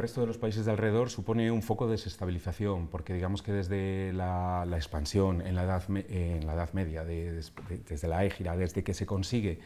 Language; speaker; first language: Spanish; native; Spanish